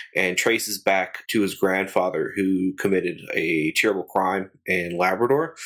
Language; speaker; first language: English; native; English